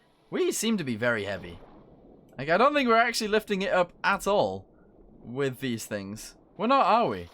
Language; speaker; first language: English; native; English